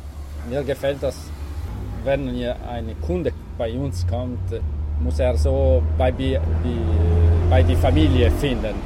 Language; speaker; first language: German; non-native, local second language; Italian